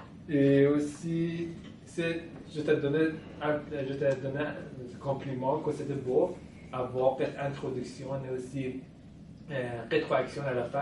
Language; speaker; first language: French; non-native, fluent; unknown